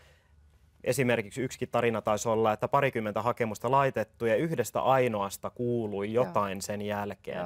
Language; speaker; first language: Finnish; native; Finnish